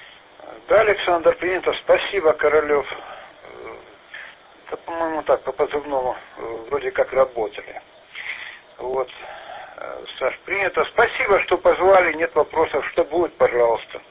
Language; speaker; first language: Russian; native; Russian